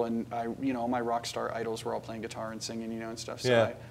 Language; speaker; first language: English; native; English